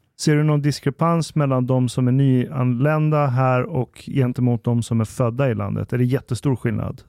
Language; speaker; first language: Swedish; early bilingual, other home language; Persian